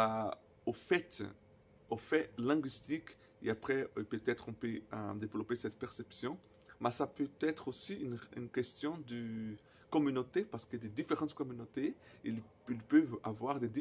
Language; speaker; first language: French; non-native, fluent; Portuguese